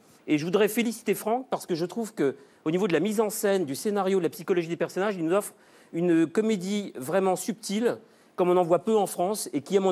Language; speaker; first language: French; native; French